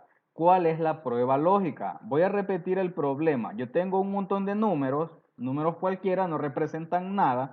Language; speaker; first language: Spanish; native; Spanish